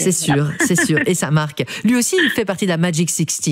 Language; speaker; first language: French; native; French